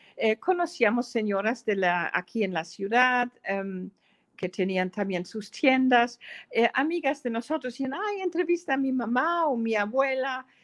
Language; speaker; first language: Spanish; non-native, fluent; German